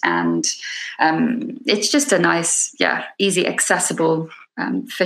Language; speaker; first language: English; native; English